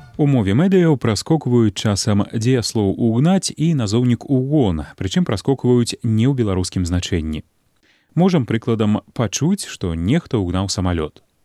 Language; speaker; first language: Belarusian; native; Belarusian